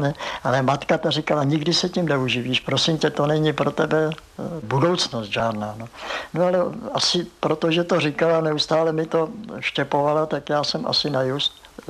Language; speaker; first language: Czech; native; Czech